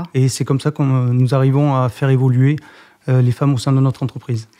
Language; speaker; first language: French; native; French